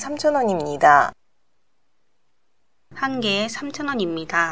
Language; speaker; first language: Korean; non-native, learner; Japanese